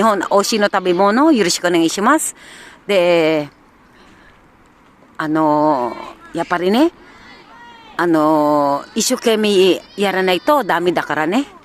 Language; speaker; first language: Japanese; non-native, learner; Filipino